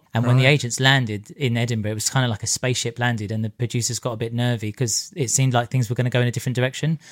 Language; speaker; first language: English; native; English